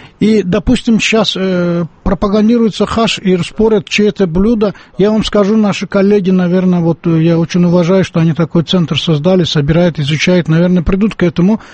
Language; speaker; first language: Russian; non-native, local second language; Azerbaijani